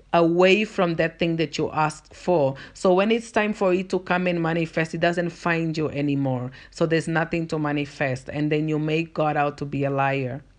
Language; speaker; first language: English; non-native, fluent; Portuguese